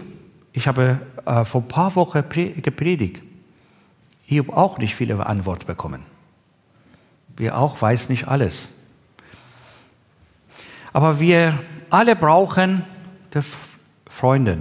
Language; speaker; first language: German; non-native, learner; Persian